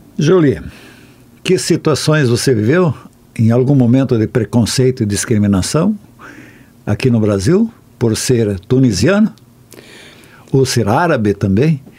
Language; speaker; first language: Portuguese; native; Portuguese